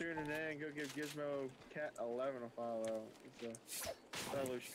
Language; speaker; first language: English; native; English